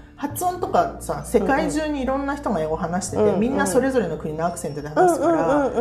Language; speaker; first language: Japanese; early bilingual, heritage; English